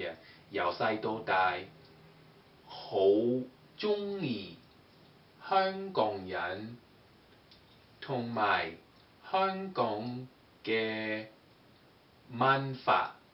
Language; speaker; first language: Cantonese; non-native, learner; English